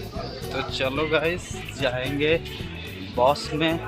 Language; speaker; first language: Hindi; non-native, local second language; Odia